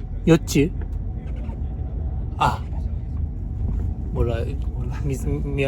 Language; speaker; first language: Korean; non-native, learner; Japanese